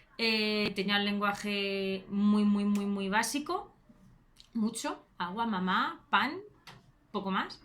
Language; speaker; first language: Spanish; native; Spanish